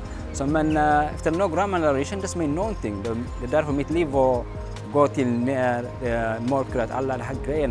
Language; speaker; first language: Swedish; non-native, learner; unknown